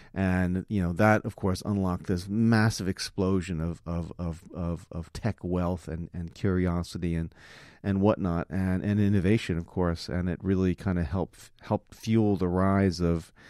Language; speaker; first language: English; native; English